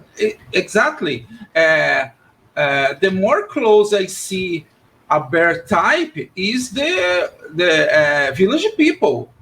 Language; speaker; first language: English; non-native, learner; Portuguese